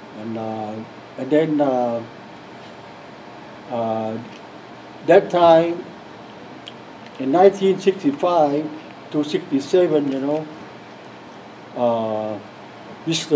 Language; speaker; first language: English; non-native, learner; Lao